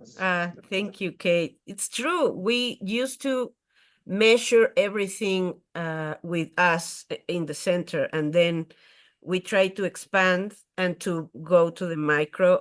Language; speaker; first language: English; non-native, fluent; Spanish